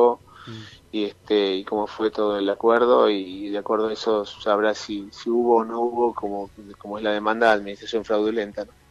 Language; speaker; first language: Spanish; native; Spanish